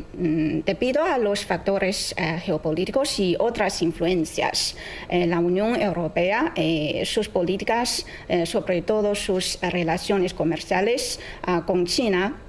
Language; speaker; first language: Spanish; non-native, fluent; Chinese